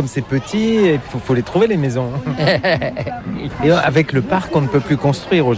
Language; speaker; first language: French; native; French